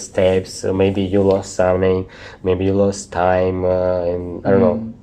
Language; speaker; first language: English; non-native, learner; Russian